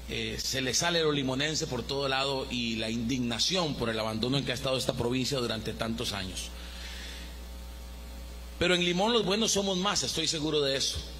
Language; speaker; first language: Spanish; native; Spanish